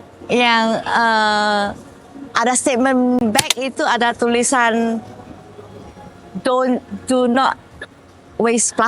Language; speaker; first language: Indonesian; early bilingual, heritage; Indonesian